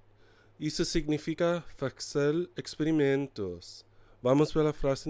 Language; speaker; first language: Portuguese; non-native, learner; English